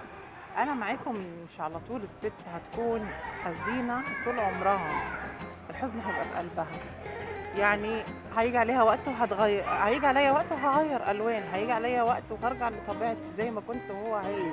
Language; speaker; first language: Arabic; native; Arabic